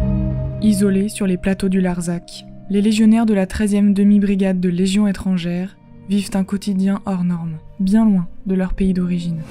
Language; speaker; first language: French; native; French